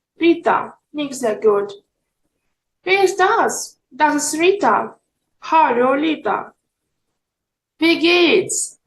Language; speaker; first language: German; non-native, fluent; Ukrainian